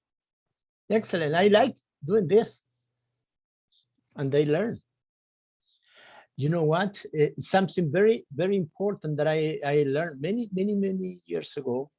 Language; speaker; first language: English; non-native, fluent; Spanish